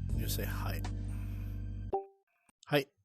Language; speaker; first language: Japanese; non-native, learner; English